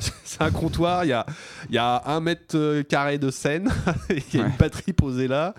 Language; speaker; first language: French; native; French